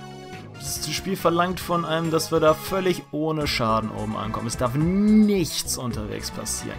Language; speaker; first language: German; native; German